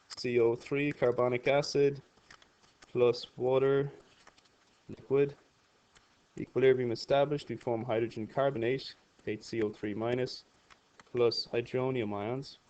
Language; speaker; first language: English; native; English